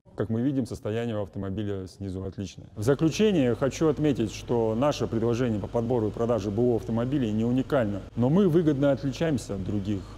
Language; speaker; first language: Russian; native; Russian